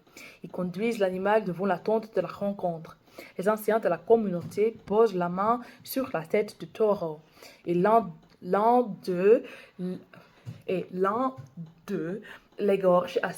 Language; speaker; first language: French; non-native, fluent; English